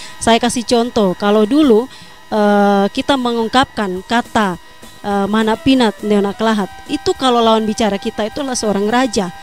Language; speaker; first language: Indonesian; non-native, local second language; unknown